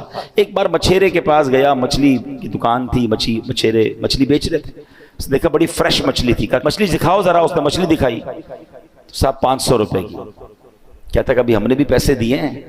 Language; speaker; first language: Urdu; native; Urdu